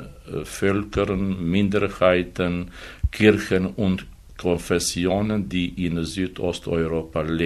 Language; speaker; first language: German; non-native, fluent; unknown